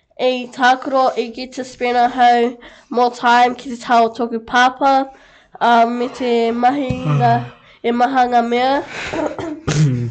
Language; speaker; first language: Māori; non-native, local second language; English